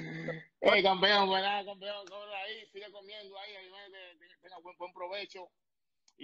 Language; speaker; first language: Spanish; native; Spanish